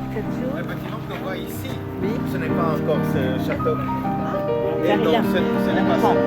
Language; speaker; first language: French; non-native, fluent; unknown